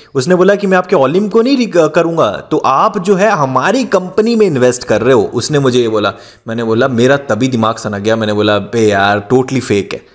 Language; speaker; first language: Hindi; native; Hindi